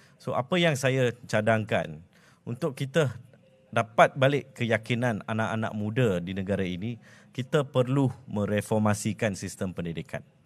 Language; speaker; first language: Malay; non-native, local second language; Tamil